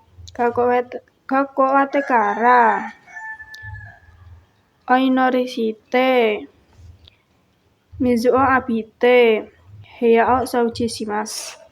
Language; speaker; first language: Japanese; non-native, learner; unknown